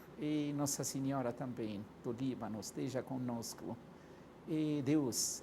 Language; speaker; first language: Portuguese; non-native, fluent; Arabic